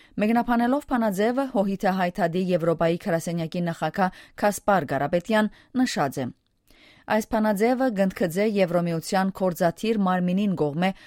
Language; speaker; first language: Armenian; early bilingual, heritage; Armenian